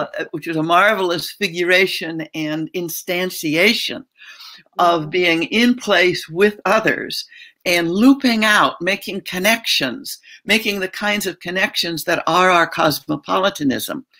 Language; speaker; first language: English; native; English